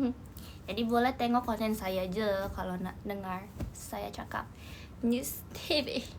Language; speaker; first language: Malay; non-native, learner; Indonesian